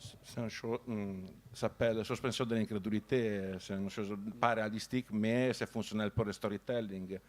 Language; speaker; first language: French; non-native, learner; Italian